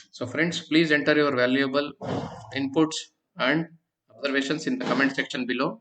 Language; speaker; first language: English; non-native, local second language; Kannada